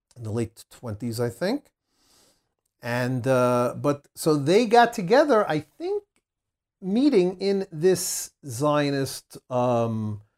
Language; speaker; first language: English; native; English